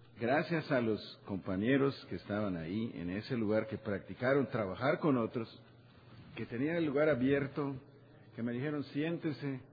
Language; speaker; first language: Spanish; native; Spanish